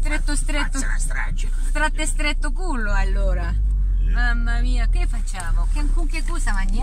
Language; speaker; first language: Italian; non-native, learner; Korean